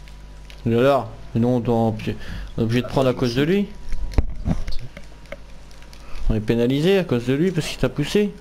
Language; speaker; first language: French; native; French